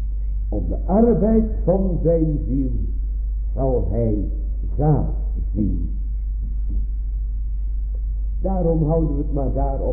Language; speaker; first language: Dutch; native; Dutch